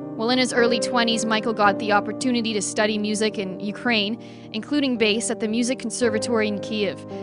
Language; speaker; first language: English; early bilingual, other home language; Ukrainian